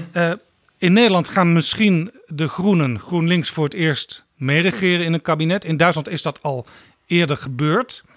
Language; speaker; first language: Dutch; native; Dutch